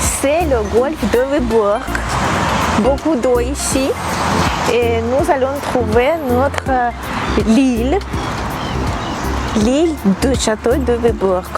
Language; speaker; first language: French; non-native, fluent; Russian